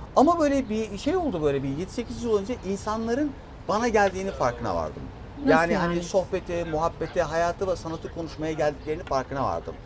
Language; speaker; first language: Turkish; native; Turkish